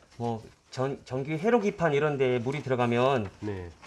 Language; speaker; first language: Korean; early bilingual, heritage; Korean